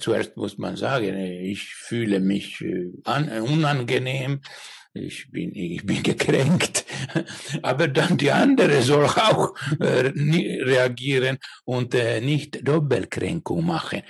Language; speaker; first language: German; non-native, learner; Finnish